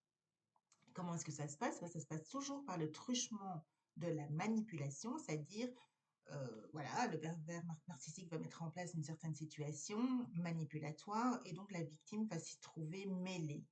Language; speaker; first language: French; native; French